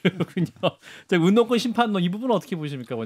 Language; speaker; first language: Korean; native; Korean